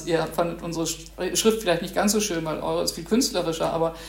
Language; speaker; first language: German; native; German